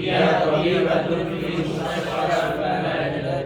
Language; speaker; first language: Arabic; non-native, learner; Indonesian